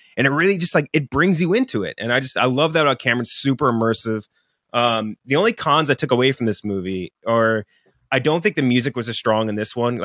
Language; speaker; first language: English; native; English